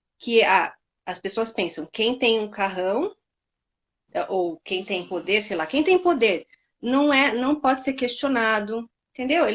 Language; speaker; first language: Portuguese; native; Portuguese